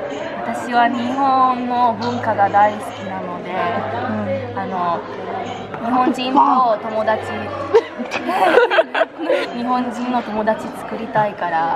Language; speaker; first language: Japanese; non-native, learner; Italian